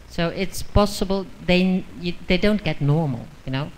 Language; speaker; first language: English; non-native, fluent; Dutch